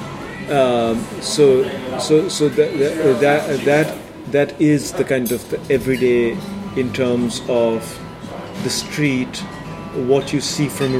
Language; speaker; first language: English; non-native, local second language; Bangla